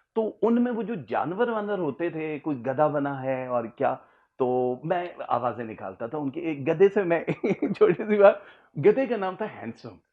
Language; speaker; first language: Urdu; native; Urdu